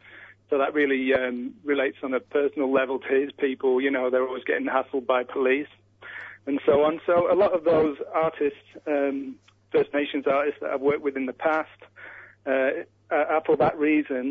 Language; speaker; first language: English; native; English